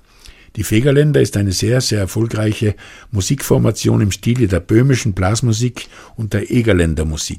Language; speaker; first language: German; native; German